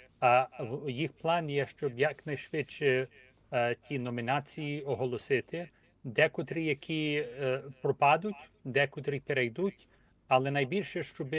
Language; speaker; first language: Ukrainian; early bilingual, heritage; Ukrainian